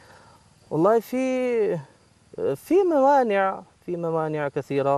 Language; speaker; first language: Arabic; non-native, fluent; Albanian